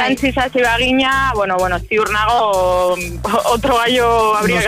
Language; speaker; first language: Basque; non-native, learner; Spanish